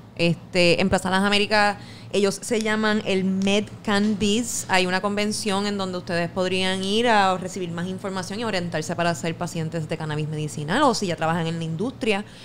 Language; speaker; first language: Spanish; native; Spanish